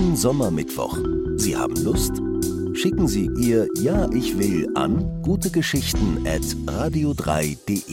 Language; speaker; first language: German; native; German